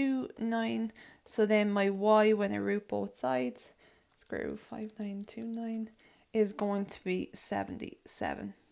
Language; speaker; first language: English; native; English